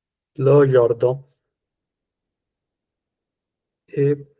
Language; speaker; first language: French; non-native, learner; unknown